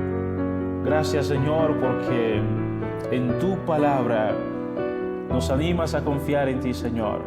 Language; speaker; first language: Spanish; native; Spanish